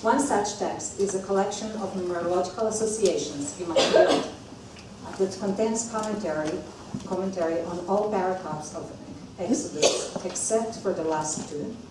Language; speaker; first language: English; non-native, fluent; Hebrew